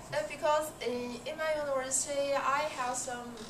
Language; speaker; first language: English; non-native, learner; Chinese